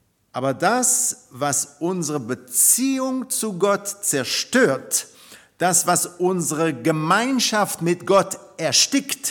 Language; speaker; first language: German; non-native, fluent; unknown